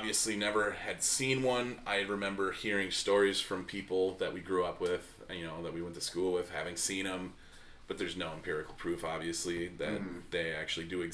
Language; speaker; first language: English; native; English